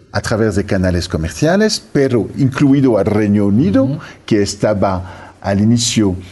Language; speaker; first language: Spanish; non-native, fluent; French